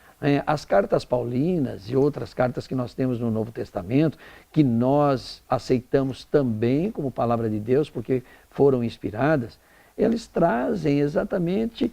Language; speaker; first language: Portuguese; native; Portuguese